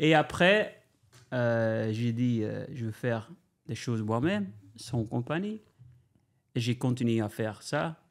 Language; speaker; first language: French; non-native, learner; Albanian